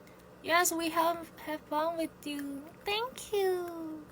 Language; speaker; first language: English; non-native, learner; Korean